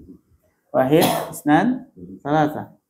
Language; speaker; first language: Arabic; non-native, fluent; Indonesian